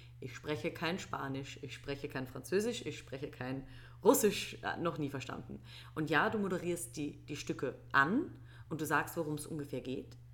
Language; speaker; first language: German; native; German